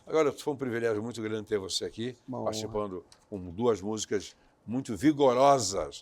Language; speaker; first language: Portuguese; native; Portuguese